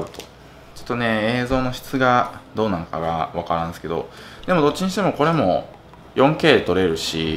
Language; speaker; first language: Japanese; native; Japanese